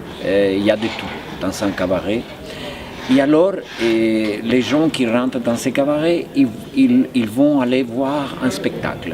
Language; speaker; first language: French; non-native, fluent; Spanish